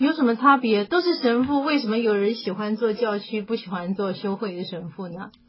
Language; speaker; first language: Chinese; native; Chinese